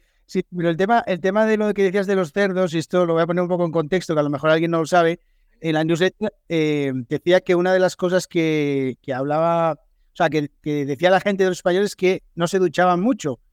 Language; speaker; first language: Spanish; native; Spanish